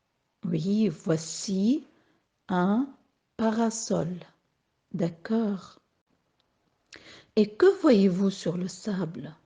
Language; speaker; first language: French; non-native, local second language; Arabic